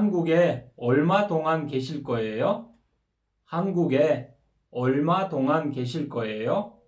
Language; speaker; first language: Korean; non-native, fluent; Kyrgyz